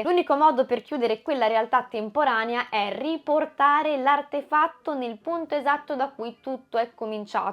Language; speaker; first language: Italian; native; Italian